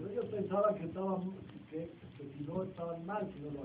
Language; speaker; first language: Spanish; native; Spanish